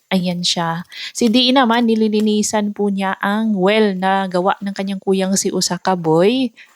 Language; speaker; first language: Filipino; non-native, local second language; Cebuano